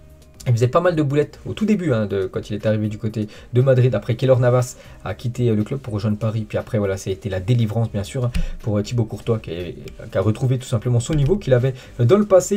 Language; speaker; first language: French; native; French